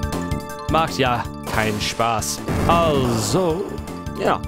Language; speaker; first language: German; non-native, fluent; English